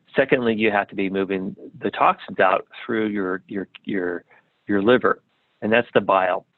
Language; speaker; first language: English; native; English